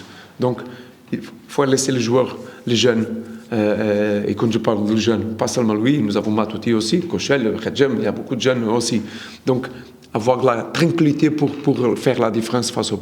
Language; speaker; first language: French; non-native, learner; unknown